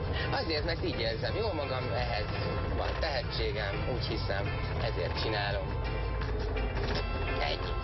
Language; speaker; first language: Hungarian; non-native, learner; Spanish